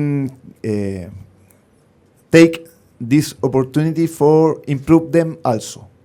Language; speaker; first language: English; non-native, learner; Spanish